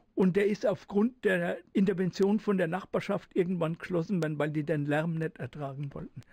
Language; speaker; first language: German; native; German